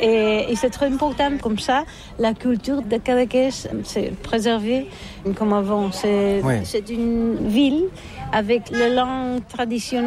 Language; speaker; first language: French; non-native, learner; Catalan